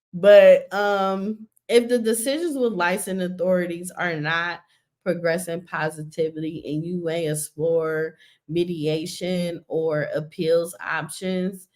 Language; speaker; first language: English; native; English